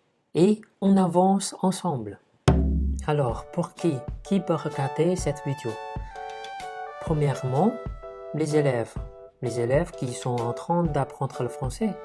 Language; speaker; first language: French; non-native, fluent; Chinese